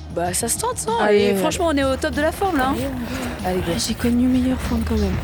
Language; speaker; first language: French; native; French